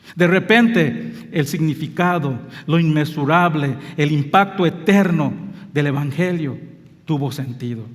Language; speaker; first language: Spanish; non-native, local second language; English